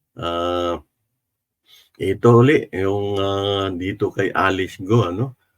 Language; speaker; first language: Filipino; non-native, local second language; Cebuano